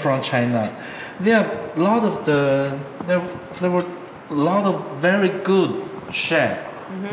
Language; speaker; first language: English; non-native, learner; Chinese